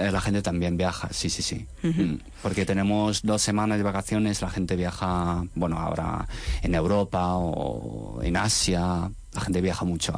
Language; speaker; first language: Spanish; non-native, fluent; Chinese